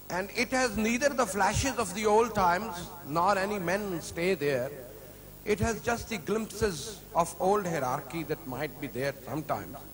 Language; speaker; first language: English; non-native, local second language; Urdu